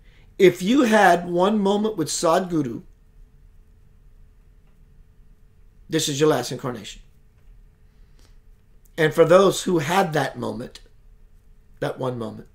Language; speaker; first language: English; native; English